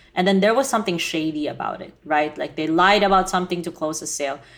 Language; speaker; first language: English; non-native, local second language; Filipino